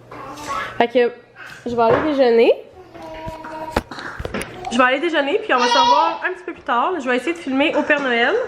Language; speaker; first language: French; native; French